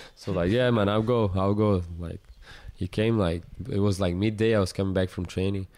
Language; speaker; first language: English; non-native, fluent; Portuguese